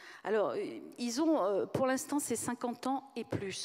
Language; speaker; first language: French; native; French